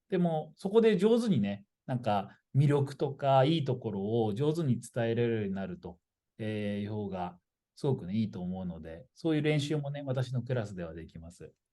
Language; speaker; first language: Japanese; native; Japanese